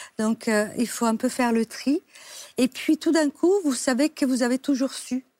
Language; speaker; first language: French; non-native, fluent; Italian